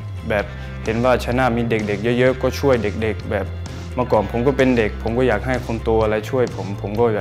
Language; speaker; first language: Thai; early bilingual, heritage; Thai